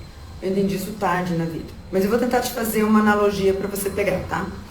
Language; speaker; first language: Portuguese; native; Portuguese